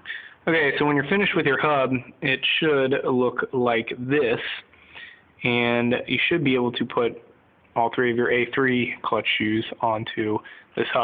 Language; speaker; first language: English; native; English